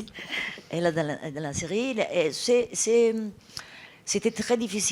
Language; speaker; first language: French; non-native, fluent; Italian